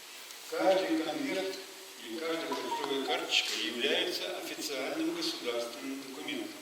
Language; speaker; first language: Russian; native; Russian